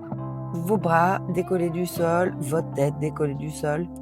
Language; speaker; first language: French; native; French